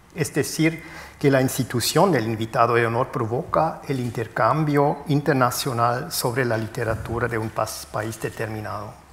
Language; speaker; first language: Spanish; non-native, fluent; German